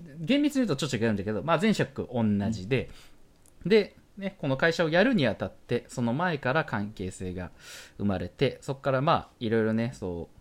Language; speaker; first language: Japanese; native; Japanese